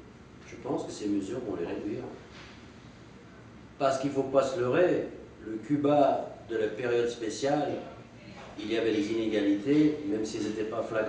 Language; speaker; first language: French; native; French